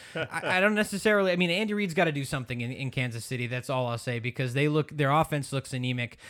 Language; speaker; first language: English; native; English